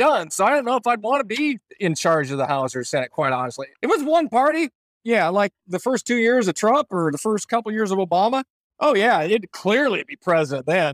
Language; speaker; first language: English; native; English